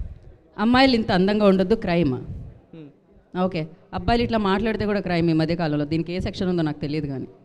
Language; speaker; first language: Telugu; native; Telugu